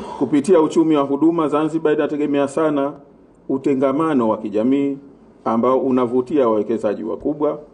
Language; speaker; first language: Swahili; native; Swahili